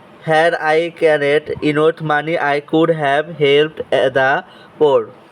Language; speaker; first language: English; non-native, local second language; Bangla